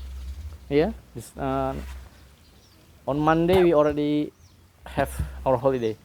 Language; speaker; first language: English; non-native, learner; Indonesian